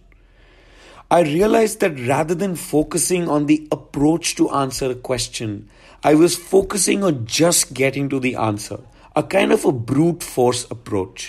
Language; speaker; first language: English; non-native, local second language; Hindi